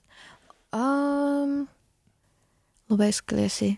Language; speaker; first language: Lithuanian; non-native, learner; Japanese